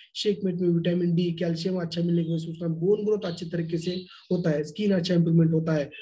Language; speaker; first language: Hindi; non-native, local second language; Marathi